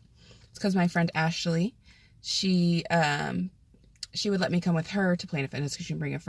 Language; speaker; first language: English; native; English